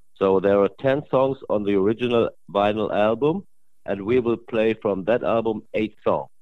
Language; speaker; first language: English; non-native, learner; German